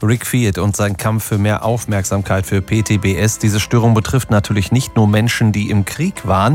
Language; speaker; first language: German; native; German